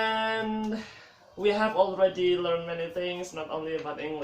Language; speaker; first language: English; non-native, fluent; Indonesian